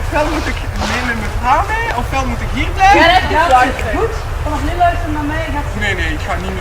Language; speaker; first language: Dutch; native; Dutch